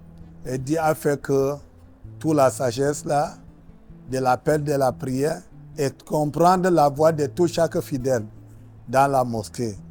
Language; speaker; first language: French; non-native, local second language; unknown